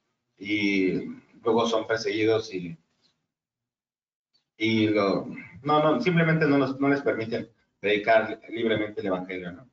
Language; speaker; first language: Spanish; native; Spanish